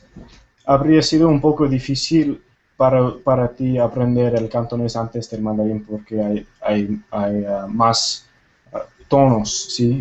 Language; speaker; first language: Spanish; non-native, fluent; Tamil